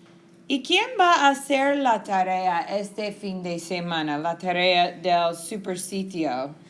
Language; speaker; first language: Spanish; non-native, fluent; English